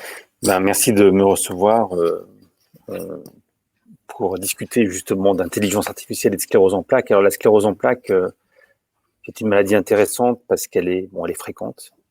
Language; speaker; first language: French; native; French